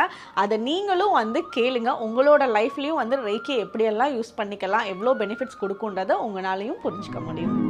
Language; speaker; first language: Tamil; native; Tamil